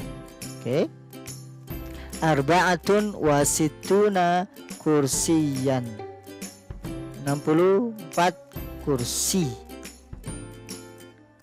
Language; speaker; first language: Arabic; non-native, fluent; Indonesian